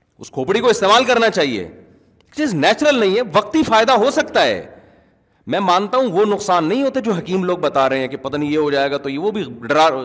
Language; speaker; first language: Urdu; native; Urdu